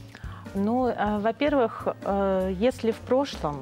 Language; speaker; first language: Russian; native; Russian